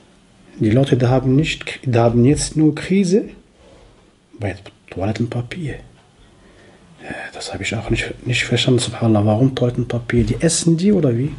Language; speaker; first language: German; non-native, fluent; Arabic